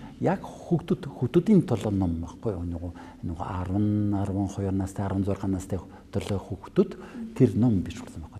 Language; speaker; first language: Mongolian; non-native, fluent; French